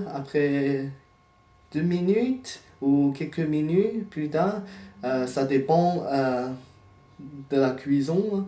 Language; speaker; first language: French; non-native, fluent; Chinese